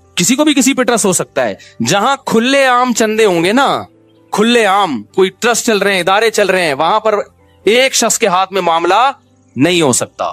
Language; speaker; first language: Urdu; native; Urdu